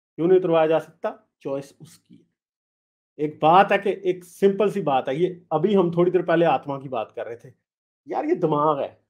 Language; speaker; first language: Urdu; native; Urdu